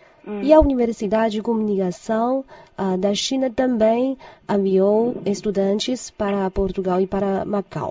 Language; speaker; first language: Portuguese; non-native, fluent; Chinese